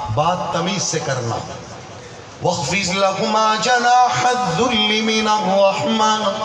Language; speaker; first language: Urdu; non-native, local second language; Punjabi